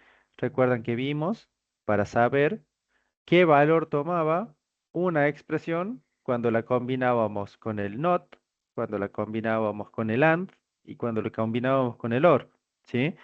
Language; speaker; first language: Spanish; native; Spanish